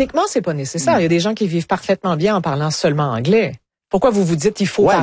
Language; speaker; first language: French; native; French